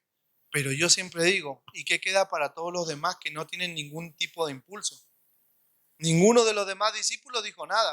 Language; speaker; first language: Spanish; native; Spanish